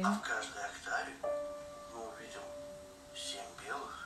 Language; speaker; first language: Russian; native; Russian